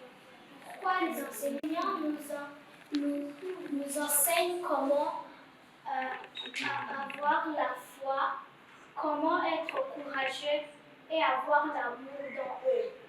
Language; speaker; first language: French; non-native, learner; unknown